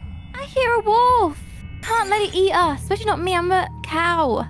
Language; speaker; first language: English; native; English